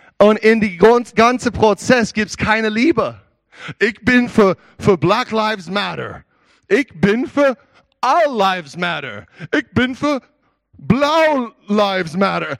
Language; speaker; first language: German; non-native, learner; English